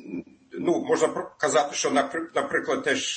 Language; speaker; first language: Ukrainian; non-native, fluent; German